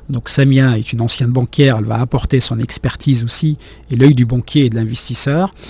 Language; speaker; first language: French; non-native, local second language; Arabic